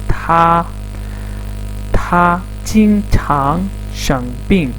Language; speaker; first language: Chinese; non-native, fluent; Urdu